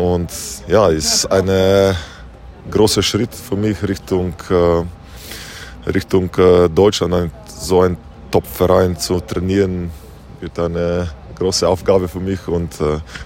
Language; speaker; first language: German; non-native, learner; Slovenian